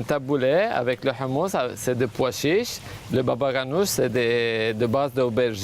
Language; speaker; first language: French; non-native, fluent; Armenian